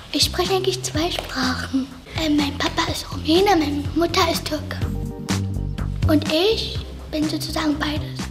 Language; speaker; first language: German; early bilingual, other home language; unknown